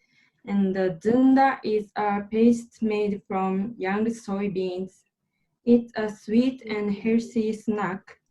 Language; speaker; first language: English; non-native, learner; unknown